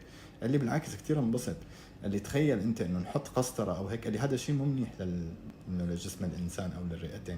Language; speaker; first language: Arabic; native; Arabic